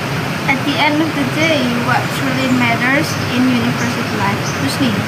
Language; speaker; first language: English; non-native, learner; Indonesian